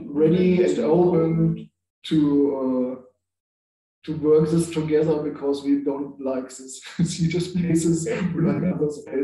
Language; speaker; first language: English; non-native, learner; German